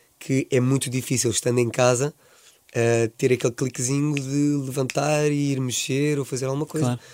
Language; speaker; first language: Portuguese; native; Portuguese